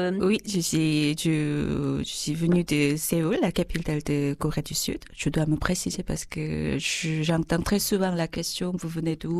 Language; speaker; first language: French; non-native, fluent; Korean